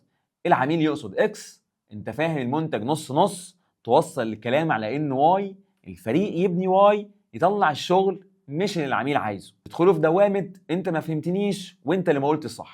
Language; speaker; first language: Arabic; native; Arabic